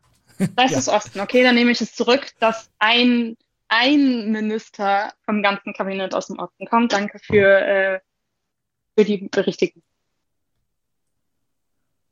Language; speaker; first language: German; native; German